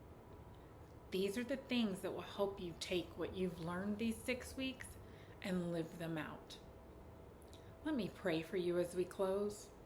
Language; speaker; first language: English; native; English